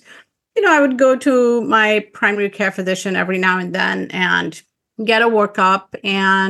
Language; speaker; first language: English; non-native, local second language; Urdu